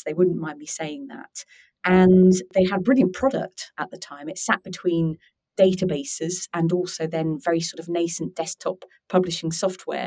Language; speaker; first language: English; native; English